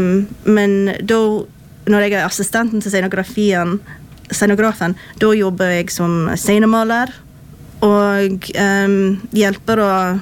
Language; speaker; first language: Norwegian; non-native, fluent; English